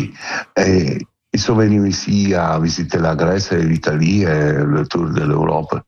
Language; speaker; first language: French; non-native, learner; Italian